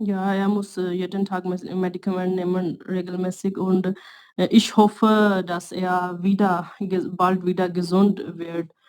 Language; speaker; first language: German; non-native, learner; Urdu